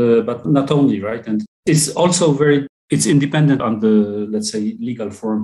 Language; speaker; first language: English; non-native, fluent; Polish